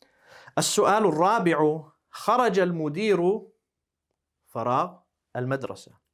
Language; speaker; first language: Arabic; non-native, fluent; English